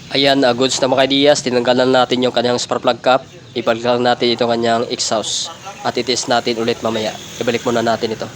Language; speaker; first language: Filipino; non-native, local second language; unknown